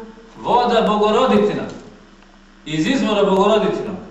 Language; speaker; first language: Bosnian; native; Bosnian